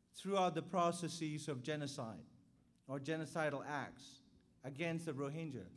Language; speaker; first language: English; non-native, fluent; Burmese